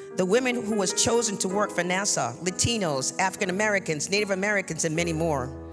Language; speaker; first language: English; native; English